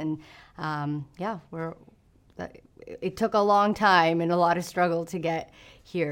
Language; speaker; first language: English; native; English